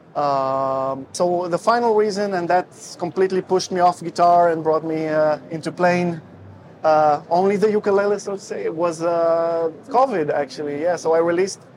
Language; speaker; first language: English; non-native, fluent; Russian